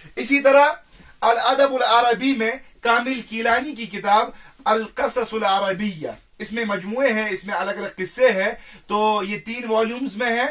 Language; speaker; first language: Urdu; non-native, local second language; Kashmiri